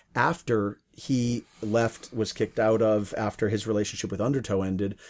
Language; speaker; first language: English; native; English